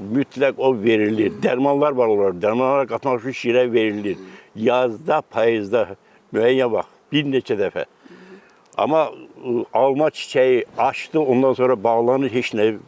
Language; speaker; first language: Azerbaijani; non-native, local second language; Avaric